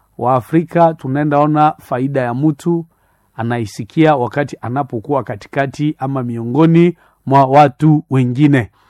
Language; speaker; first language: Swahili; non-native, local second language; Nande